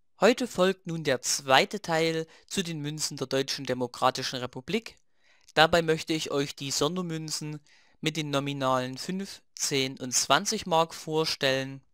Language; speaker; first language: German; native; German